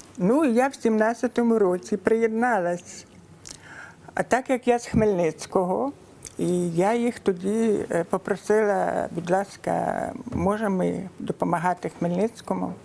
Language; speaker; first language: Ukrainian; native; Ukrainian